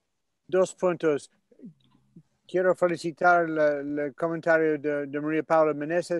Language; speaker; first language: Spanish; non-native, fluent; English